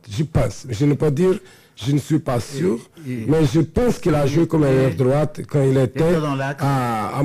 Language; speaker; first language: French; non-native, fluent; Portuguese